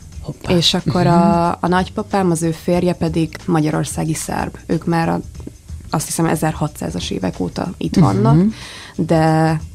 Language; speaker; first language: Hungarian; early bilingual, other home language; Serbian